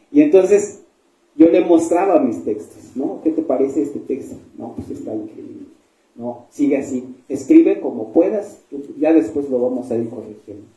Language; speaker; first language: Spanish; non-native, local second language; Tzeltal